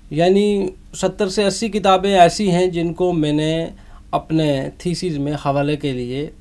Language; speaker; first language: Urdu; non-native, local second language; Punjabi